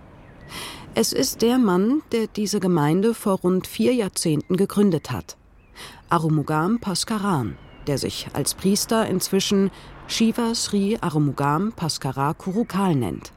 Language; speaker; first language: German; native; German